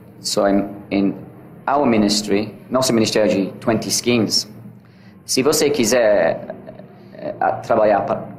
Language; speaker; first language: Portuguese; non-native, learner; English